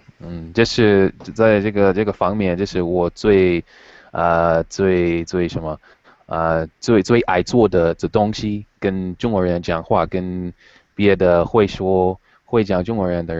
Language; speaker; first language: Chinese; non-native, fluent; English